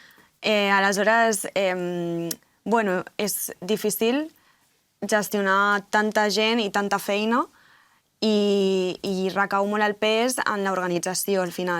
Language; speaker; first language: Catalan; non-native, local second language; Spanish